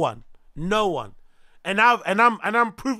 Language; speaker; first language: English; native; English